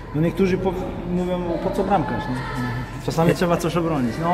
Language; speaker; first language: Polish; non-native, fluent; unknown